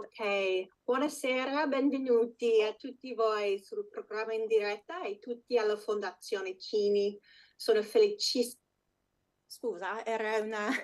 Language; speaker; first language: Italian; non-native, fluent; English